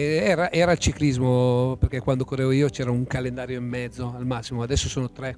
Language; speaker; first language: Italian; native; Italian